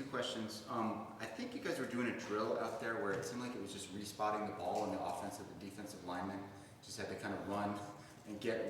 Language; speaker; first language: English; native; English